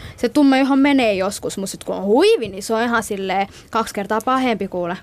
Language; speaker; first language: Finnish; early bilingual, other home language; Somali